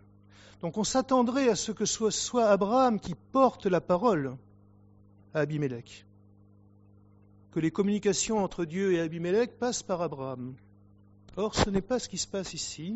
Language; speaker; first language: French; native; French